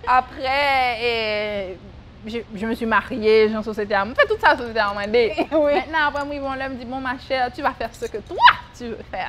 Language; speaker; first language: French; non-native, local second language; Haitian Creole